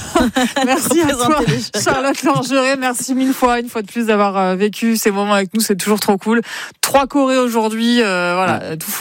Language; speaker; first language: French; native; French